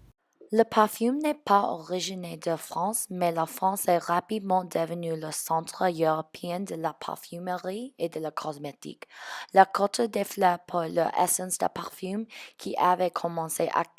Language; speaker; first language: French; non-native, learner; English